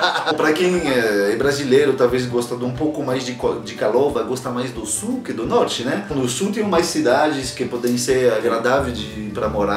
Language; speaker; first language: Portuguese; non-native, fluent; French